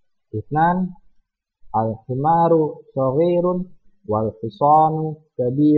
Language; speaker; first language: Arabic; non-native, fluent; Indonesian